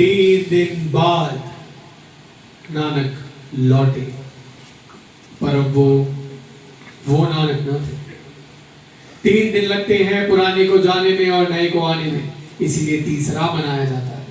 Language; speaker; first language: Hindi; native; Hindi